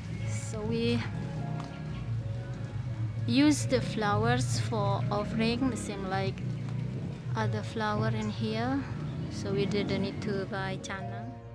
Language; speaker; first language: English; non-native, learner; Indonesian